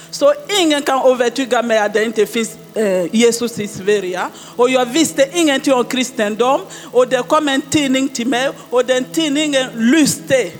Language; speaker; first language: Swedish; non-native, fluent; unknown